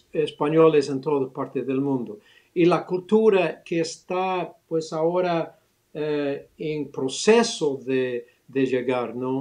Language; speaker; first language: Spanish; early bilingual, other home language; English